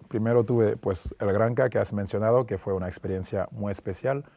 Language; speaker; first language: Spanish; non-native, fluent; French